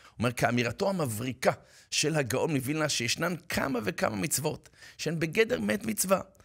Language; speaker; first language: Hebrew; native; Hebrew